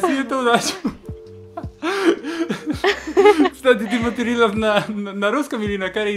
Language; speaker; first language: Russian; non-native, fluent; Spanish